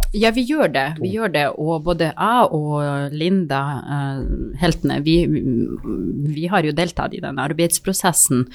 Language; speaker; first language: Norwegian; non-native, fluent; Russian